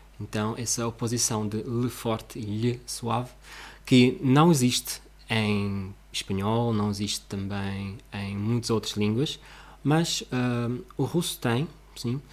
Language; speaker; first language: Portuguese; non-native, fluent; Russian